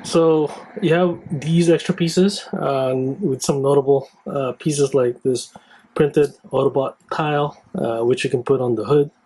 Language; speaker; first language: English; native; English